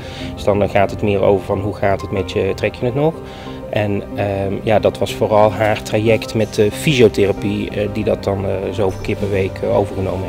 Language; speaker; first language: Dutch; native; Dutch